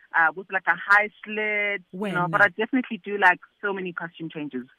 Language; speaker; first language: English; non-native, local second language; Zulu